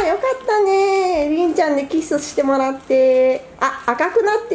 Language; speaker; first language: Japanese; native; Japanese